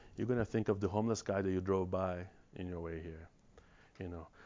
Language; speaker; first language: English; non-native, fluent; Portuguese